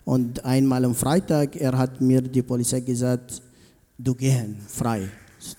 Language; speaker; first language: German; non-native, learner; Arabic